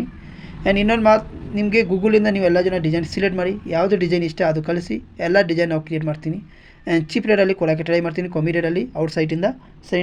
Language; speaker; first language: Kannada; non-native, local second language; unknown